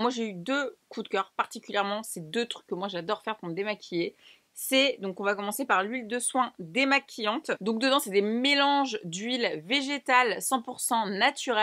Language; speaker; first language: French; native; French